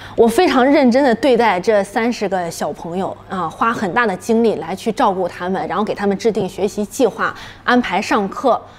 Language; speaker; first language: Chinese; native; Chinese